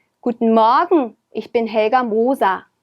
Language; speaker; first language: German; non-native, fluent; Korean